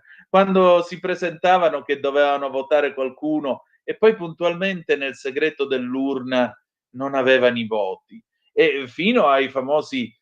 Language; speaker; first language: Italian; native; Italian